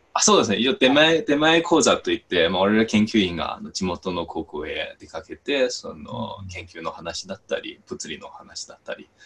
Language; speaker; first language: Japanese; non-native, fluent; Chinese